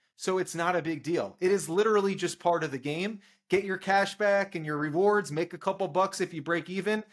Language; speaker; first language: English; native; English